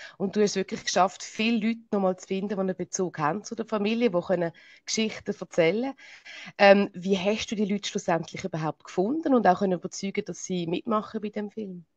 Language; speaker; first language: German; native; German